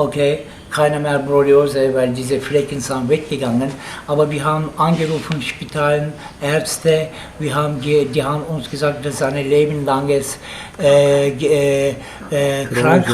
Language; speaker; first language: German; non-native, learner; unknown